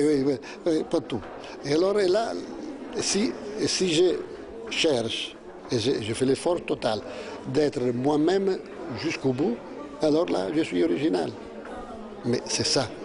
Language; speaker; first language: French; non-native, fluent; Italian